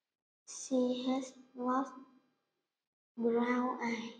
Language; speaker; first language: English; non-native, learner; Vietnamese